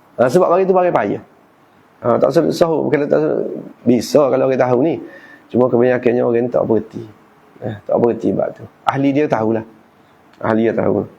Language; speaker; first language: Malay; native; Malay